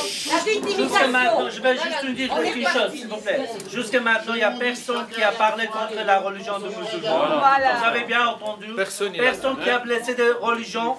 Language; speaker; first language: French; non-native, fluent; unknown